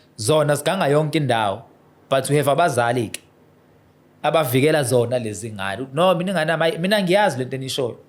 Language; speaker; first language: Zulu; native; Zulu